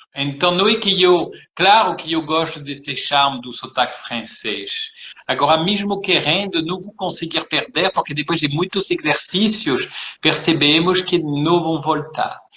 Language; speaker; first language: Portuguese; early bilingual, heritage; French